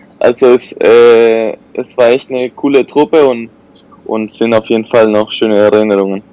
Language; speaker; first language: German; non-native, fluent; Spanish